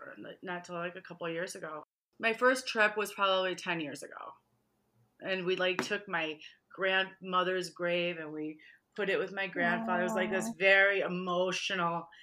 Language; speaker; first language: English; early bilingual, other home language; Albanian